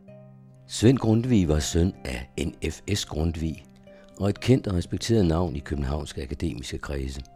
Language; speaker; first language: Danish; native; Danish